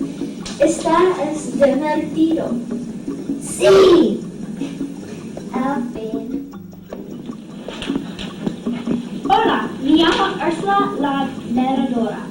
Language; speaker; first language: Spanish; non-native, learner; English